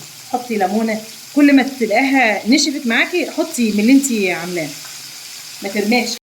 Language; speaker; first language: Arabic; native; Arabic